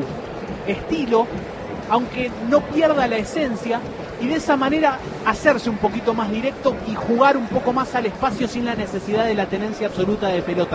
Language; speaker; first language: Spanish; native; Spanish